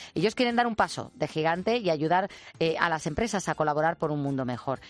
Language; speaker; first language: Spanish; native; Spanish